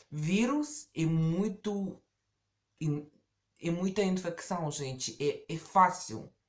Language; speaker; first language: Portuguese; native; Portuguese